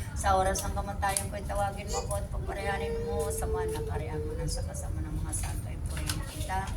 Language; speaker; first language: Filipino; native; Filipino